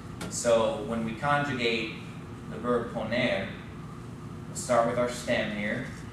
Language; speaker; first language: English; native; English